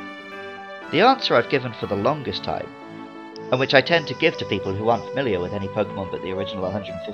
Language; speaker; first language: English; native; English